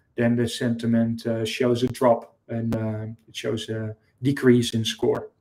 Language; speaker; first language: English; non-native, fluent; Dutch